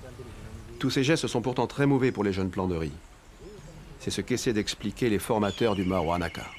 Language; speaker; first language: French; native; French